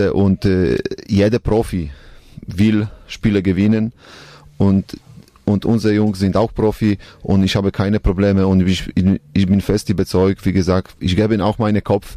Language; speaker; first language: German; non-native, learner; Polish